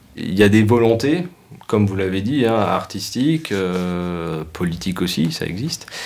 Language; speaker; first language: French; native; French